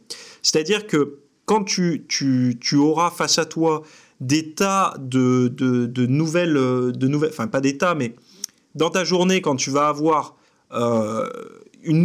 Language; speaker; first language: French; native; French